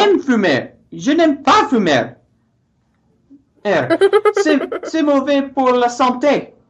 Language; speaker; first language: French; non-native, learner; English